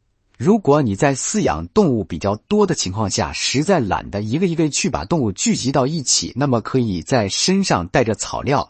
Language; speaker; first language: Chinese; native; Chinese